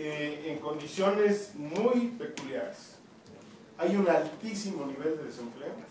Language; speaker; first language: Spanish; native; Spanish